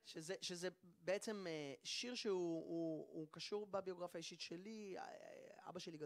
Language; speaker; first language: Hebrew; native; Hebrew